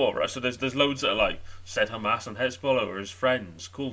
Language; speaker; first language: English; native; English